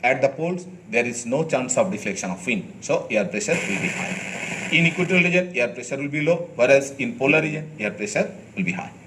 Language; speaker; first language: English; non-native, local second language; Bangla